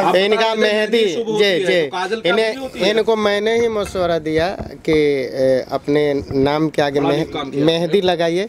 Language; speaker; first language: Hindi; native; Hindi